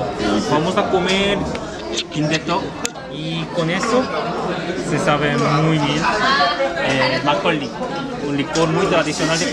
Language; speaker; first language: Spanish; non-native, fluent; Korean